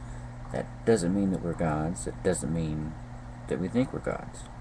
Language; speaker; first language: English; native; English